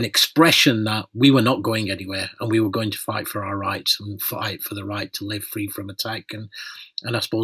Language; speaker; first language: English; native; English